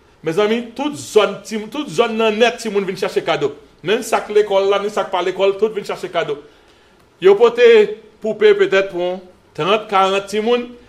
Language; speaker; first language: French; native; French